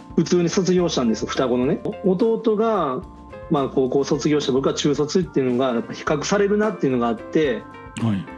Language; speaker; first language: Japanese; native; Japanese